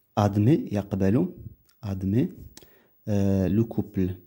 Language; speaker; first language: French; non-native, local second language; Arabic